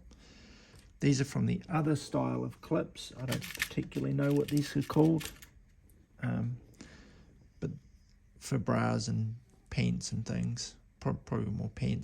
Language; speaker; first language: English; native; English